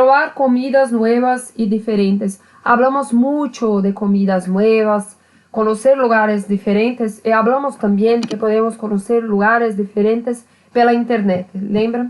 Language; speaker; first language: Spanish; non-native, learner; Portuguese